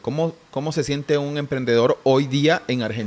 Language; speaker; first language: Spanish; native; Spanish